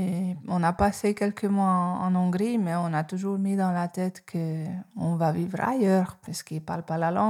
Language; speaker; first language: French; non-native, fluent; Hungarian